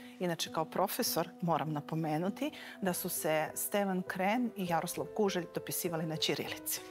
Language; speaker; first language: Serbian; native; Serbian